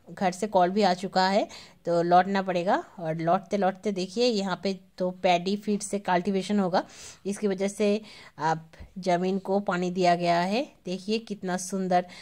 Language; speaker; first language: Hindi; non-native, local second language; Bangla